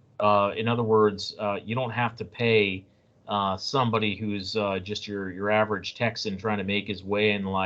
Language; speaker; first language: English; native; English